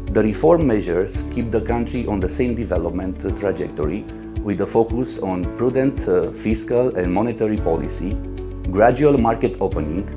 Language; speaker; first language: English; non-native, fluent; Romanian